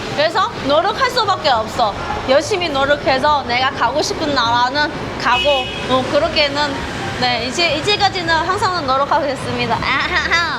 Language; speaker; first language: Korean; non-native, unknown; Vietnamese